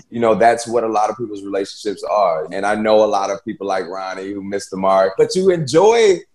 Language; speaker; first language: English; native; English